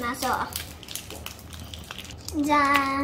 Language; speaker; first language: Japanese; early bilingual, heritage; Japanese